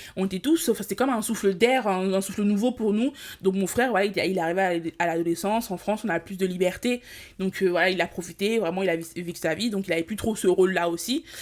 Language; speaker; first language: French; early bilingual, other home language; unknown